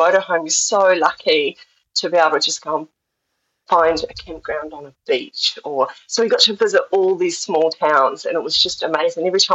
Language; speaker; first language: English; native; English